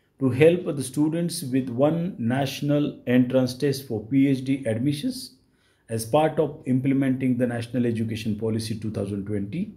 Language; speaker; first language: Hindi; non-native, local second language; Marathi